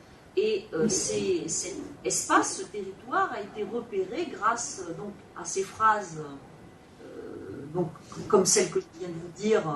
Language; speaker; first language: French; native; French